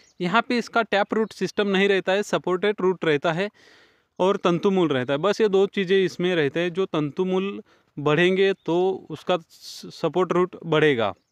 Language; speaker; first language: Hindi; non-native, local second language; Marathi